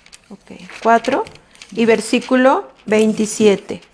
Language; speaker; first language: Spanish; native; Spanish